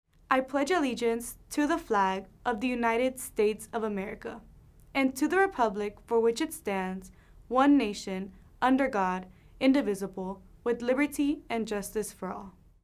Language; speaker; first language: English; early bilingual, other home language; Spanish